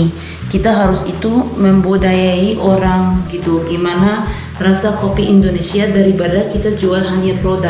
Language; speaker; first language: Indonesian; non-native, fluent; Arabic